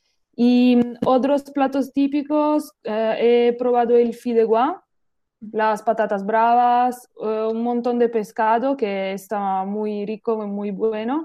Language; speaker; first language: Spanish; non-native, learner; Italian